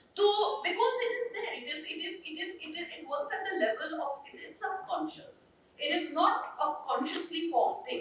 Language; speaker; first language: English; non-native, local second language; Hindi